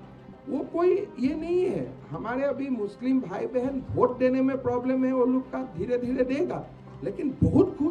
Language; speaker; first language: Hindi; non-native, local second language; Assamese